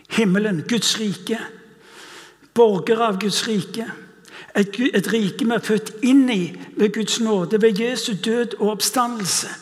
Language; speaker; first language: Norwegian; non-native, fluent; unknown